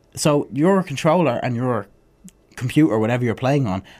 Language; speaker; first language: English; native; English